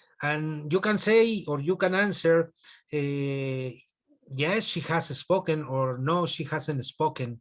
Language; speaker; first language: English; non-native, fluent; Spanish